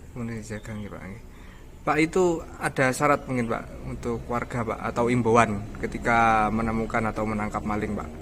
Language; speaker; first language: Indonesian; native; Indonesian